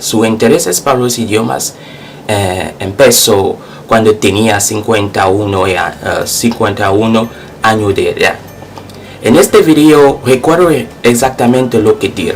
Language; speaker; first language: Spanish; non-native, local second language; French